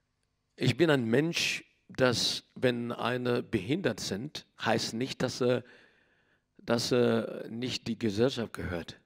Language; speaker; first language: German; non-native, learner; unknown